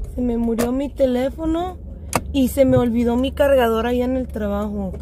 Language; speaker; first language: Spanish; early bilingual, heritage; Spanish